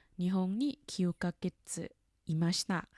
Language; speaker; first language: Japanese; non-native, fluent; Thai